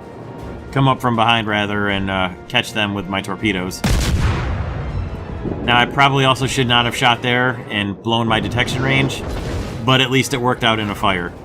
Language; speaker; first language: English; native; English